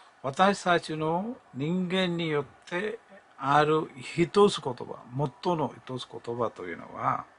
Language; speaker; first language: Japanese; non-native, learner; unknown